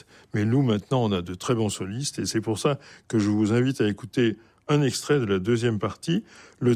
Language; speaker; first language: French; native; French